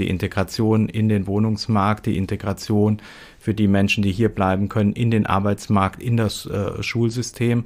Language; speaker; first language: German; native; German